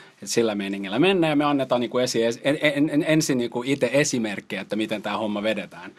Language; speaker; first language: Finnish; non-native, local second language; Swedish